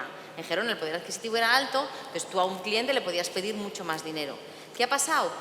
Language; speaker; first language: Spanish; native; Spanish